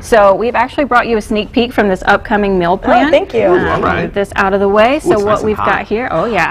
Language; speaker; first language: English; native; English